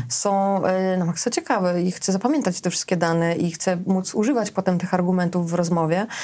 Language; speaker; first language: Polish; native; Polish